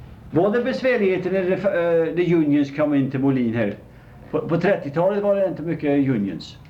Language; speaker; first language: Swedish; native; Swedish